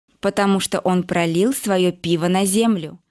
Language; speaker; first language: Russian; non-native, local second language; Uzbek